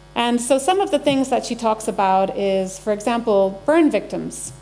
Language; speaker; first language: English; native; English